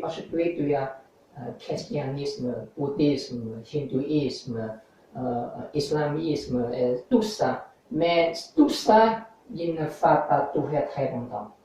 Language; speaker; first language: French; non-native, learner; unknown